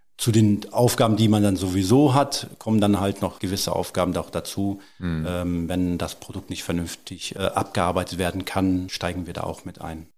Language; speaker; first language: German; early bilingual, other home language; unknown